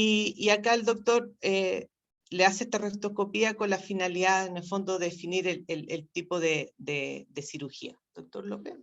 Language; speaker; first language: Spanish; native; Spanish